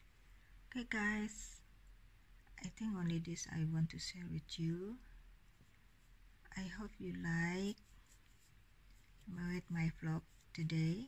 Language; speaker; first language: English; non-native, learner; Indonesian